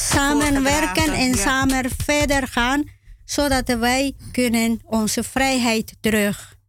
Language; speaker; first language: Dutch; non-native, learner; Spanish